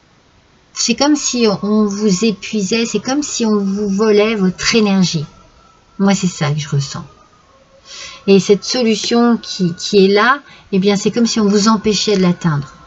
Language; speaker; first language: French; native; French